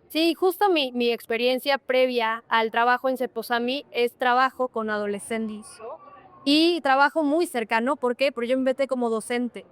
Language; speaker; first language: Spanish; native; Spanish